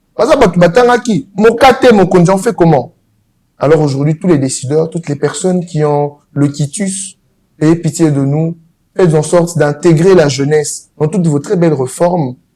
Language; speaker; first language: French; non-native, local second language; Lingala